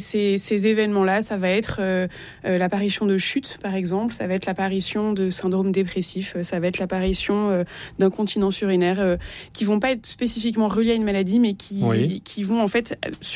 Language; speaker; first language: French; native; French